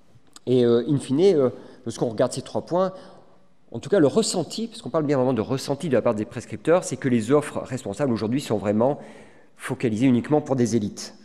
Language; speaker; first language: French; native; French